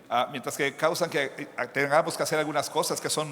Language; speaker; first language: Spanish; non-native, fluent; English